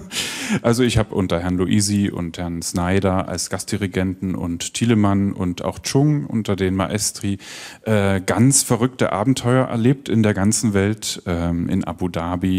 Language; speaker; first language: German; native; German